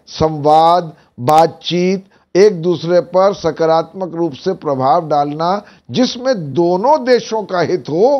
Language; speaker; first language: Hindi; native; Hindi